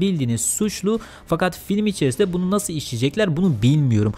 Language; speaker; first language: Turkish; native; Turkish